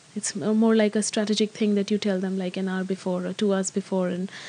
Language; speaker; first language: English; non-native, local second language; Hindi